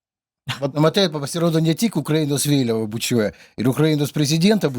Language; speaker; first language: Lithuanian; native; Lithuanian